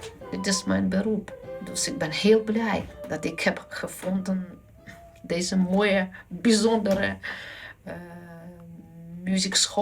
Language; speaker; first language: Dutch; non-native, learner; Ukrainian